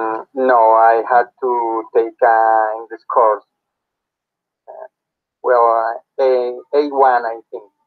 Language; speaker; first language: English; non-native, learner; Spanish